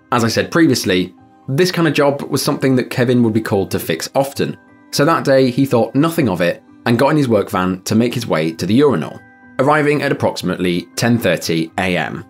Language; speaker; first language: English; native; English